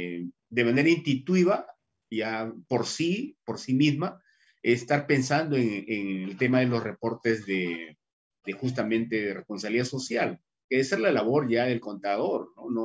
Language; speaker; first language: Spanish; native; Spanish